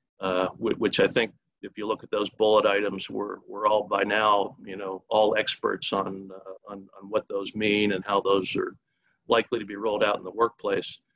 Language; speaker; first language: English; native; English